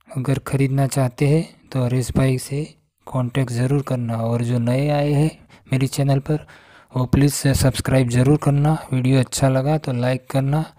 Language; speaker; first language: Hindi; non-native, local second language; Gujarati